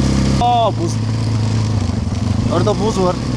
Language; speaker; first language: Turkish; non-native, learner; Mongolian